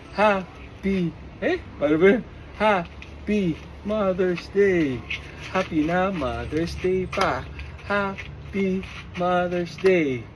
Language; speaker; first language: Filipino; native; Filipino